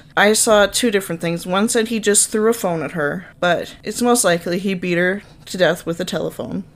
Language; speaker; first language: English; native; English